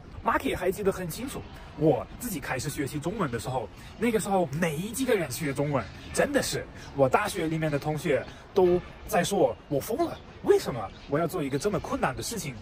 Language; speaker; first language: Chinese; non-native, fluent; German